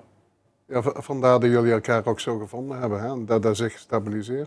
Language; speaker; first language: Dutch; native; Dutch